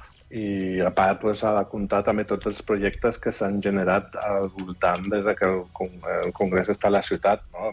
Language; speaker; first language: Catalan; non-native, fluent; German